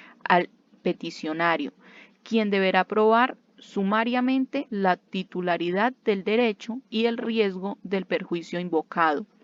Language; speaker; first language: Spanish; native; Spanish